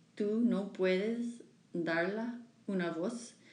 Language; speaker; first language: Spanish; non-native, learner; English